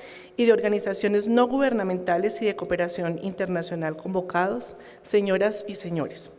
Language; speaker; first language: Spanish; native; Spanish